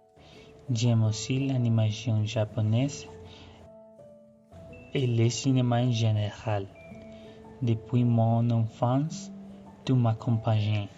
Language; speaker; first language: French; non-native, fluent; Spanish